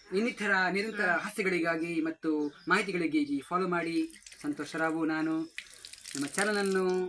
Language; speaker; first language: Kannada; non-native, local second language; Konkani